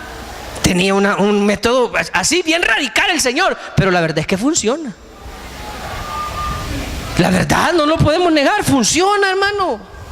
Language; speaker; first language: Spanish; native; Spanish